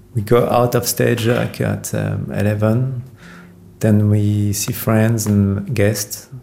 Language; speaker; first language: English; non-native, fluent; French